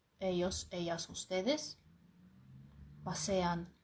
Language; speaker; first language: Spanish; non-native, fluent; Ukrainian